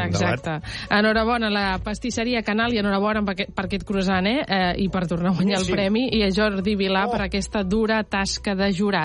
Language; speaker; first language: Catalan; native; Catalan